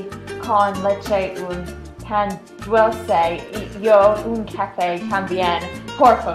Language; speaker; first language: Spanish; non-native, learner; English